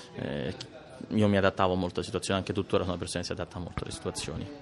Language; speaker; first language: Italian; native; Italian